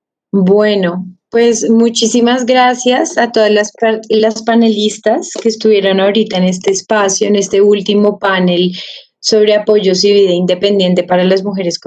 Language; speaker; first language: Spanish; native; Spanish